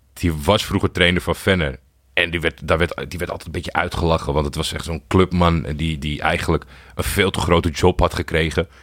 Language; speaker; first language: Dutch; native; Dutch